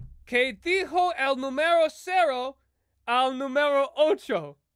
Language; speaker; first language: Spanish; non-native, learner; English